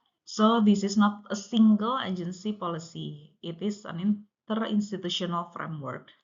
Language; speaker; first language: English; non-native, local second language; Indonesian